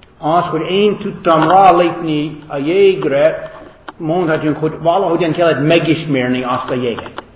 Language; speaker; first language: Hungarian; non-native, fluent; English